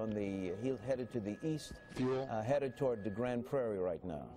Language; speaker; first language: English; native; English